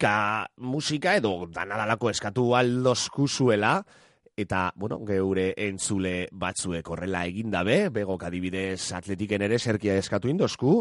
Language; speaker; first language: Basque; native; Basque